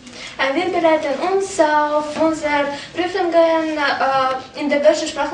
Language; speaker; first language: German; non-native, learner; Russian